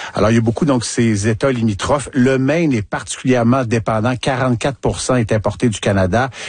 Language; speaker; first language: French; native; French